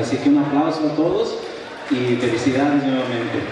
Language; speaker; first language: Spanish; native; Spanish